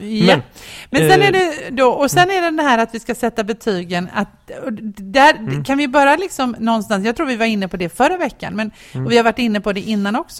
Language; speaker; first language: Swedish; native; Swedish